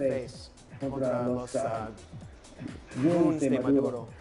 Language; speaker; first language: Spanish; non-native, learner; English